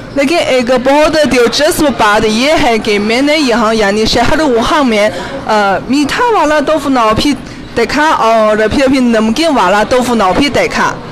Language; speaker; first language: Urdu; non-native, fluent; Chinese